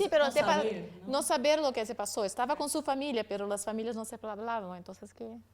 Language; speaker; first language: Spanish; non-native, learner; Portuguese